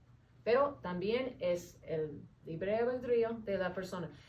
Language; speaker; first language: Spanish; non-native, fluent; English